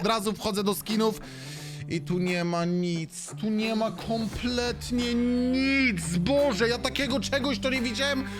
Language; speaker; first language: Polish; native; Polish